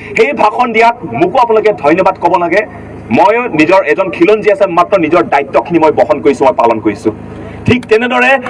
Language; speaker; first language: Assamese; non-native, local second language; Karbi